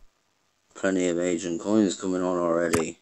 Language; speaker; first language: English; native; English